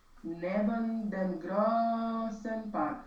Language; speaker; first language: German; non-native, learner; Romanian